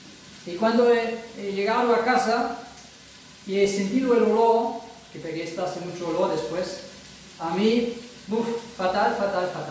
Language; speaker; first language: Spanish; non-native, fluent; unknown